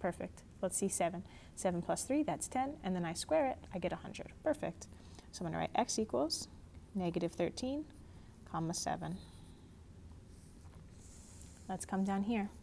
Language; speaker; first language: English; native; English